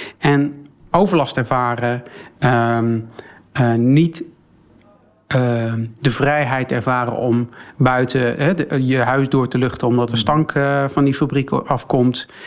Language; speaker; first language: Dutch; early bilingual, other home language; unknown